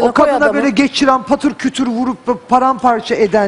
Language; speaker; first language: Turkish; native; Turkish